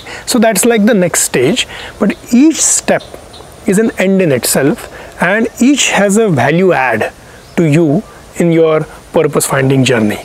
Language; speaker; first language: English; non-native, local second language; Marathi